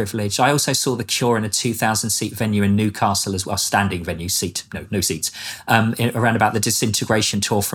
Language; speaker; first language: English; native; English